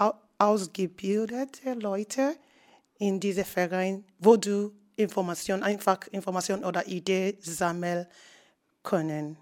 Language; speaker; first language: German; non-native, learner; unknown